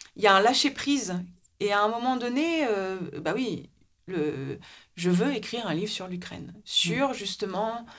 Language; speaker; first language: French; native; French